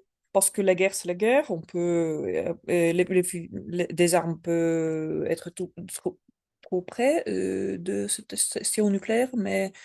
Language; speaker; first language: French; non-native, learner; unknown